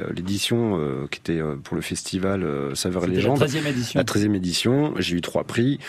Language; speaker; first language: French; native; French